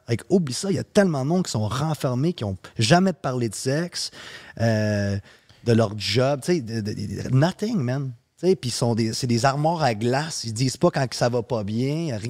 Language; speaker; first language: French; early bilingual, heritage; French